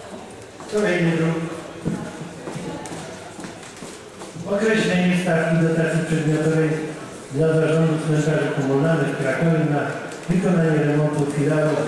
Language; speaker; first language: Polish; native; Polish